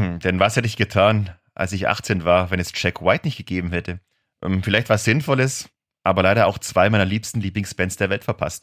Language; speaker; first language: German; native; German